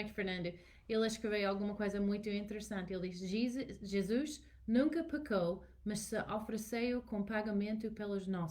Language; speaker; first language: Portuguese; non-native, learner; English